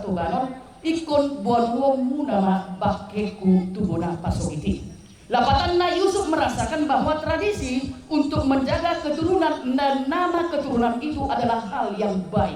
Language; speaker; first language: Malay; non-native, local second language; Batak Toba